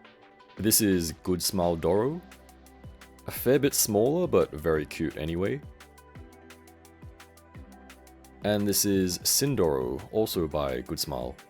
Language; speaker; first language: English; native; English